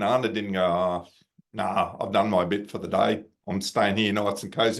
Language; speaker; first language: English; native; English